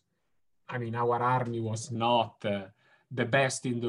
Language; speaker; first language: English; non-native, fluent; Italian